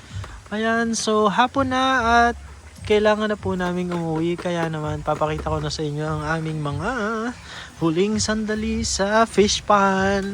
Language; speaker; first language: Filipino; non-native, local second language; Cebuano